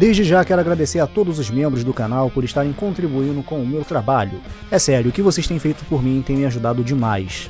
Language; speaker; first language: Portuguese; native; Portuguese